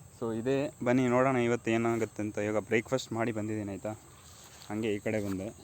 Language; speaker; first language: Kannada; native; Kannada